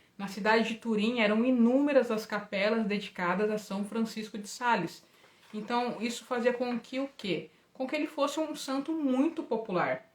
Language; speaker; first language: Portuguese; native; Portuguese